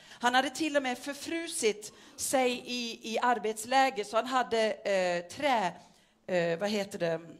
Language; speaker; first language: Swedish; non-native, fluent; Norwegian